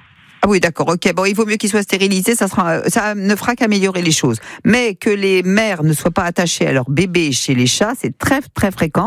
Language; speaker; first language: French; native; French